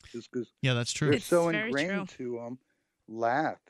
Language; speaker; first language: English; native; English